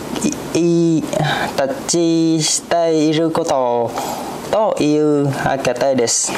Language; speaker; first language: Japanese; non-native, learner; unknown